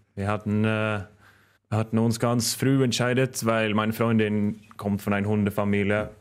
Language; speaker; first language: German; non-native, fluent; Norwegian